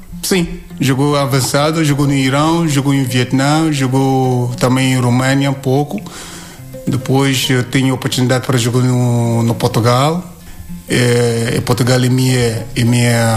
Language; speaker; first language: Portuguese; non-native, learner; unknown